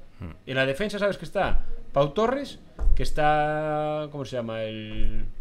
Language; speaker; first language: Spanish; native; Spanish